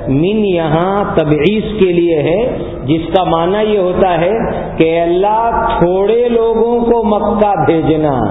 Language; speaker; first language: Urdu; non-native, local second language; Gujarati